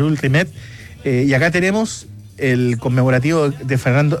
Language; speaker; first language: Spanish; native; Spanish